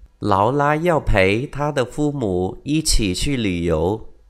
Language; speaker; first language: Chinese; non-native, fluent; Vietnamese